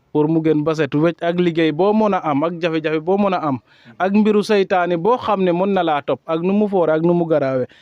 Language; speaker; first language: Wolof; non-native, local second language; Serer